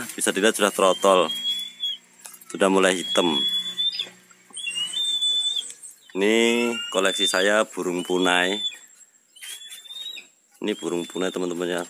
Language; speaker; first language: Malay; native; Malay